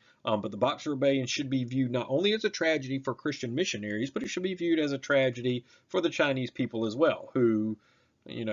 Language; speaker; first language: English; native; English